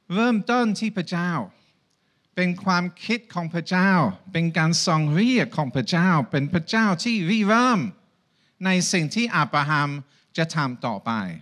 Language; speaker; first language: Thai; non-native, fluent; English